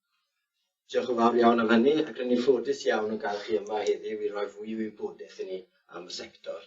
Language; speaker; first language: Welsh; native; Welsh